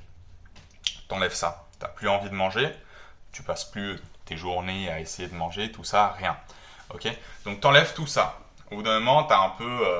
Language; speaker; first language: French; native; French